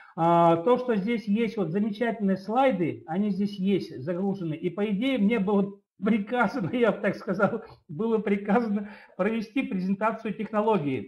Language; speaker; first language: Russian; native; Russian